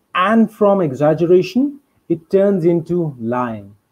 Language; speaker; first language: English; non-native, local second language; Hindi